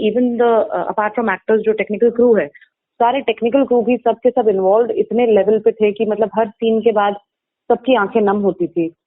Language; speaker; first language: Hindi; non-native, local second language; Kashmiri